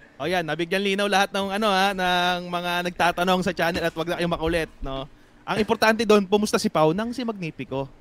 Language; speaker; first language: Filipino; native; Filipino